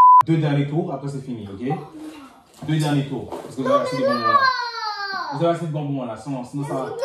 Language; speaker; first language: French; native; French